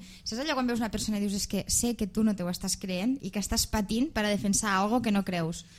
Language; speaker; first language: Catalan; native; Catalan